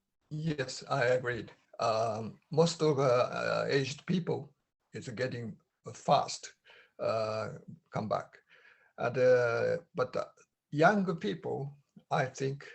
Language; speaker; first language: English; non-native, learner; Japanese